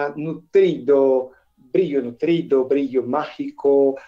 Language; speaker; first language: Spanish; non-native, learner; Portuguese